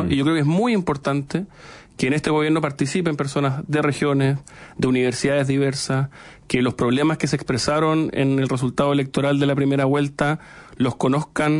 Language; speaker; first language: Spanish; native; Spanish